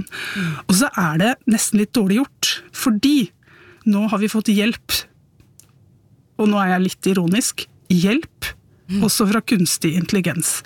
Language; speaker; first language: Norwegian; native; Norwegian